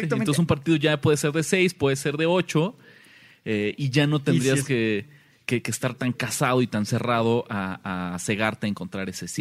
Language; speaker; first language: Spanish; native; Spanish